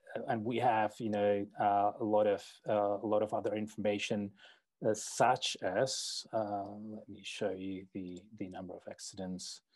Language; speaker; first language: English; non-native, fluent; Czech